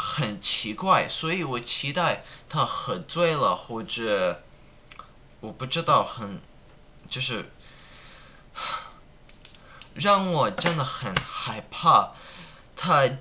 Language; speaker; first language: Chinese; non-native, learner; English